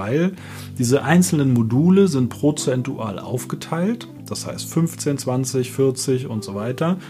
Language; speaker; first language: German; native; German